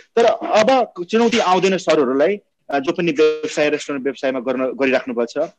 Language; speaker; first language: Nepali; non-native, local second language; Maithili